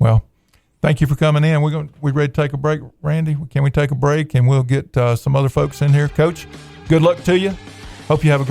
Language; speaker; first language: English; native; English